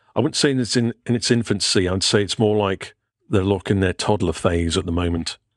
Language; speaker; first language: English; native; English